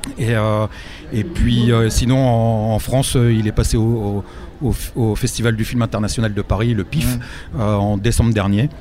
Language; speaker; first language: French; native; French